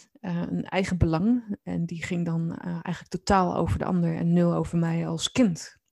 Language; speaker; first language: Dutch; native; Dutch